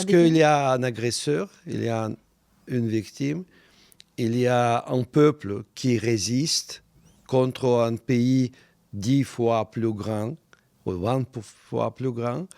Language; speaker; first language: French; non-native, fluent; Russian